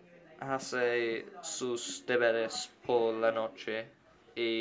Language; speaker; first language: Spanish; non-native, learner; English